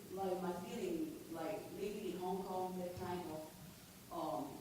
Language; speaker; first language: English; non-native, local second language; Chinese